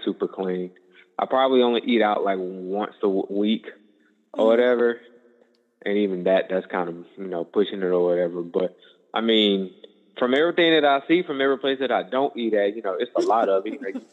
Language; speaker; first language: English; native; English